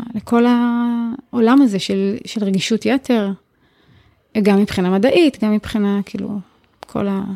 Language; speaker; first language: Hebrew; native; Hebrew